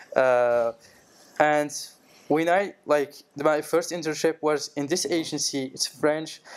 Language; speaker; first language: English; non-native, fluent; Arabic